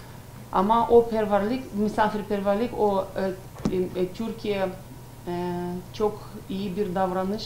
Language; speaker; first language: Turkish; non-native, learner; Ukrainian